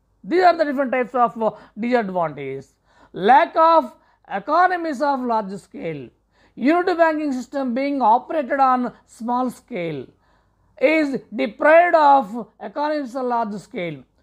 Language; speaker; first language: English; non-native, local second language; Telugu